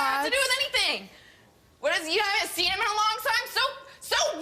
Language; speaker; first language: English; native; English